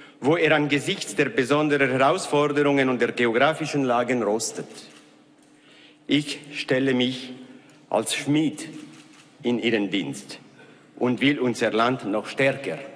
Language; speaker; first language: German; non-native, local second language; Italian